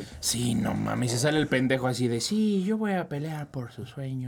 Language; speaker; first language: Spanish; native; Spanish